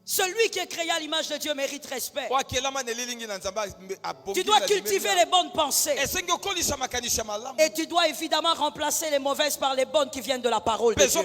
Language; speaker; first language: French; non-native, local second language; Lingala